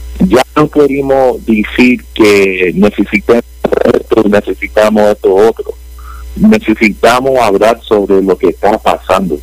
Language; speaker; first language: Spanish; early bilingual, heritage; Spanish